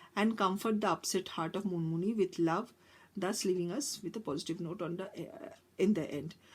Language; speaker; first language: English; non-native, local second language; Bangla